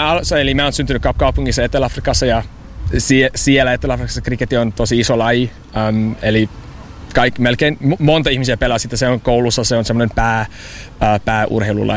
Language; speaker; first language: Finnish; non-native, learner; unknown